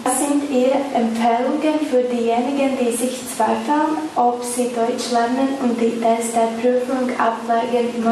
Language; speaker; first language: German; non-native, learner; Latvian